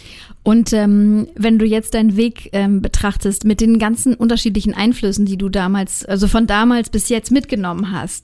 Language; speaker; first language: German; native; German